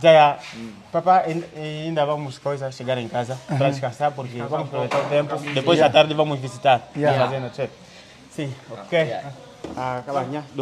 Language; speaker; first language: Portuguese; non-native, learner; Vietnamese